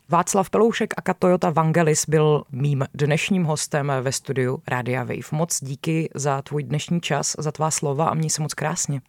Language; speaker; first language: Czech; native; Czech